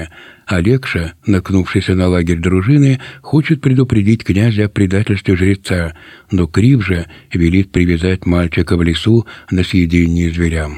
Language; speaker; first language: Russian; native; Russian